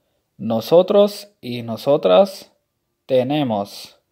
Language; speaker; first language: Spanish; non-native, fluent; Urdu